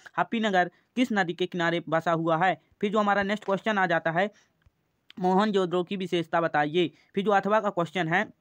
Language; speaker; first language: Hindi; native; Hindi